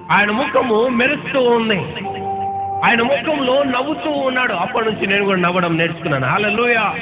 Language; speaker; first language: Telugu; non-native, local second language; Urdu